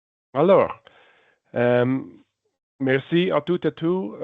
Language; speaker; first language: French; non-native, local second language; German